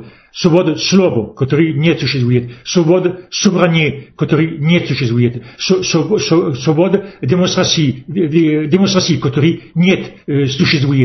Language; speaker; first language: Russian; non-native, fluent; French